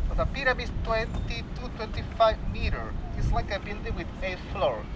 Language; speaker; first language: English; non-native, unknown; Spanish